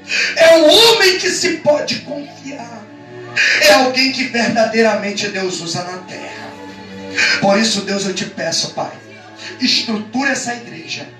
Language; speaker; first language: Portuguese; native; Portuguese